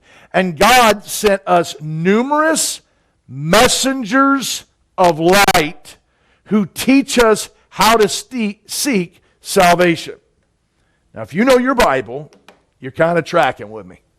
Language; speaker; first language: English; native; English